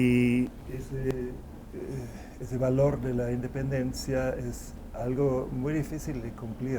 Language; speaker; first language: Spanish; non-native, fluent; German